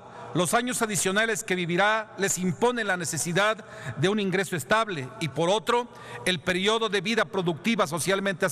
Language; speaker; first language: Spanish; native; Spanish